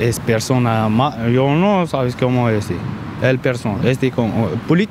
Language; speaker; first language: Spanish; non-native, learner; Arabic